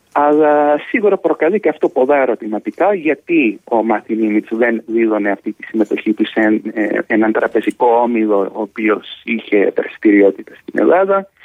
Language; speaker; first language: Greek; early bilingual, heritage; Greek